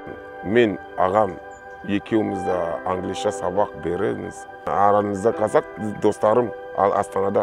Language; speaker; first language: Kazakh; non-native, learner; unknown